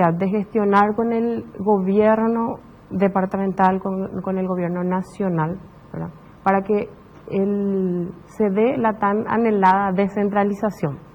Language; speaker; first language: Spanish; native; Spanish